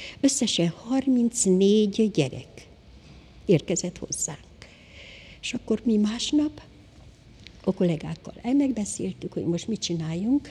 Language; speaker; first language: Hungarian; native; Hungarian